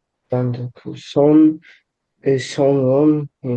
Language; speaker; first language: French; non-native, learner; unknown